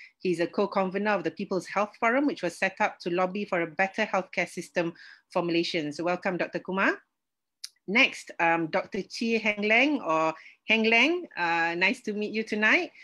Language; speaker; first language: English; non-native, local second language; Malay